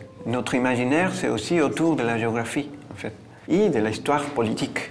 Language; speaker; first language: French; non-native, fluent; Spanish